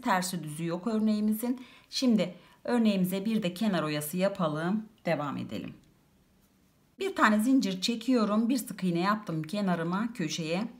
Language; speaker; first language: Turkish; native; Turkish